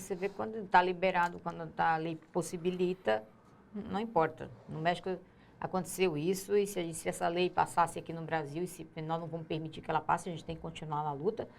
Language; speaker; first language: Portuguese; native; Portuguese